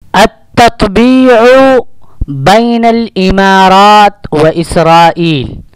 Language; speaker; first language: Arabic; non-native, fluent; Urdu